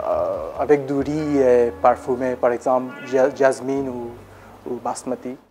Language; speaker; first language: French; non-native, learner; Bangla